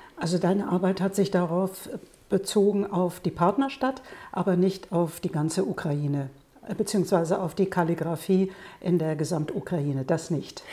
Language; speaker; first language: German; native; German